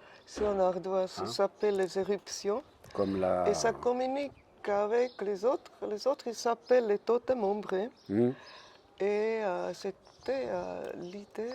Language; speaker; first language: French; non-native, fluent; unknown